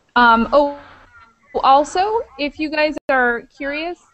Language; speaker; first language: English; native; English